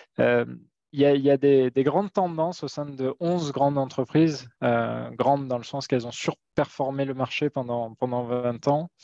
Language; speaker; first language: French; native; French